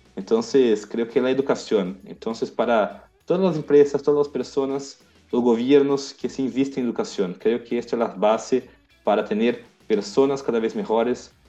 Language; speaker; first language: Spanish; non-native, learner; Portuguese